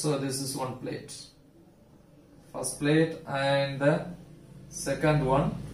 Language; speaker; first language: English; non-native, local second language; Tamil